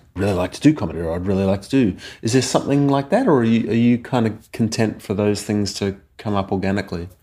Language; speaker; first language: English; native; English